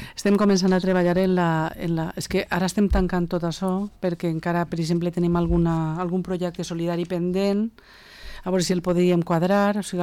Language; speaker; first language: Catalan; native; Catalan